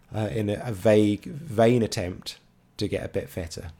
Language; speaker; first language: English; native; English